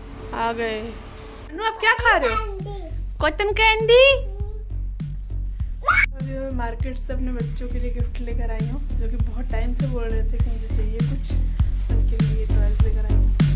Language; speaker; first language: Hindi; native; Hindi